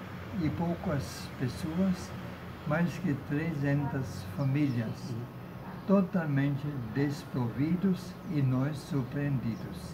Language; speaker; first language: Portuguese; non-native, fluent; German